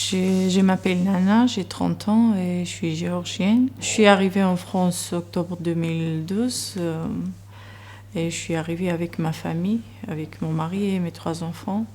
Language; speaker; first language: French; non-native, fluent; Georgian